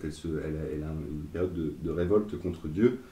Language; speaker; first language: French; native; French